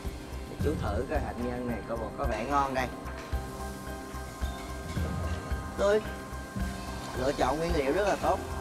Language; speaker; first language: Vietnamese; native; Vietnamese